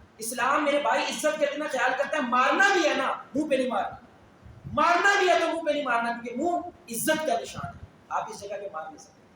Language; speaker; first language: Urdu; non-native, local second language; Punjabi